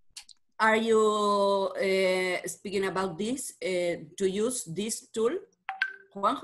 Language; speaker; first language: English; non-native, learner; Spanish